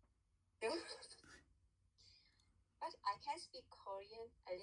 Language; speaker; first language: English; non-native, learner; Burmese